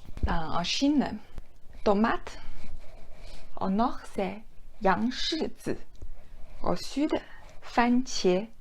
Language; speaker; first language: French; non-native, fluent; Chinese